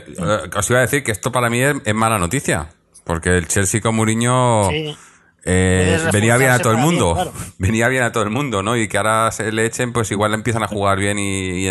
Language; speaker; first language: Spanish; native; Spanish